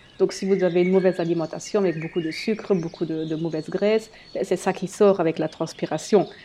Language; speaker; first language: French; non-native, fluent; German